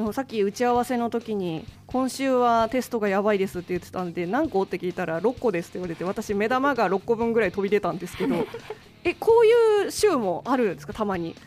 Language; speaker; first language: Japanese; native; Japanese